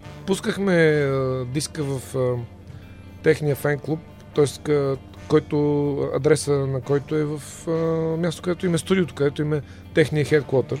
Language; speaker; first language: Bulgarian; native; Bulgarian